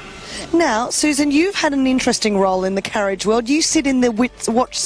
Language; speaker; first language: English; native; English